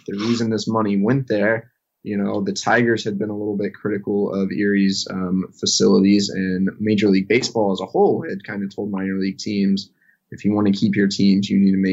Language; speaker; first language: English; native; English